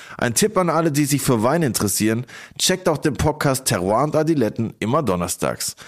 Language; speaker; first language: German; native; German